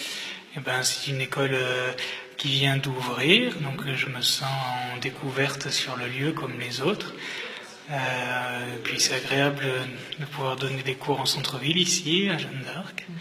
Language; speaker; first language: French; native; French